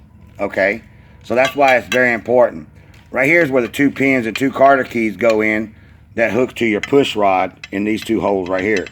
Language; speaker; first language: English; native; English